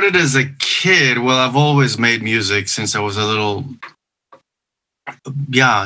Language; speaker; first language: English; non-native, fluent; Spanish